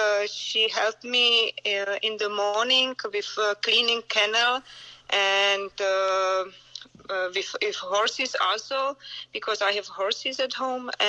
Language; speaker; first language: English; non-native, learner; Czech